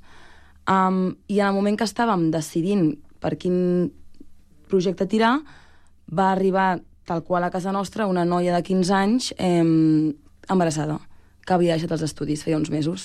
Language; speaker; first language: Catalan; native; Catalan